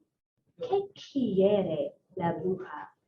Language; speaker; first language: Spanish; non-native, fluent; English